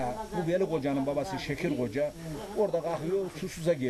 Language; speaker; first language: Turkish; native; Turkish